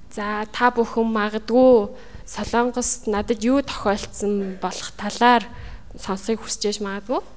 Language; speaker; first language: Mongolian; native; Mongolian